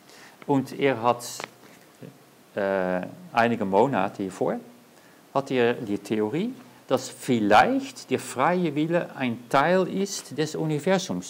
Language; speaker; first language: German; non-native, learner; Dutch